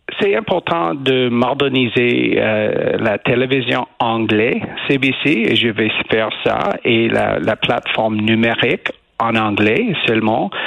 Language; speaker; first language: French; non-native, learner; English